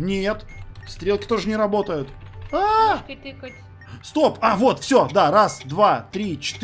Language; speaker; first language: Russian; native; Russian